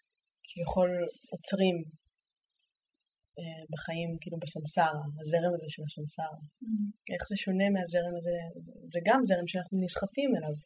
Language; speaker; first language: Hebrew; native; Hebrew